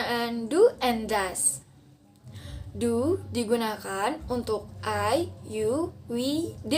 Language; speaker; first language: English; non-native, learner; Indonesian